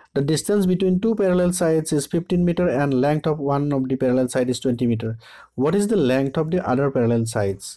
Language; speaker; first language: English; non-native, local second language; Assamese